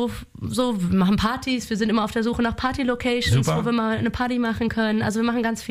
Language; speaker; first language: German; native; German